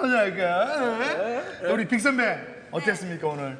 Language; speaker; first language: Korean; native; Korean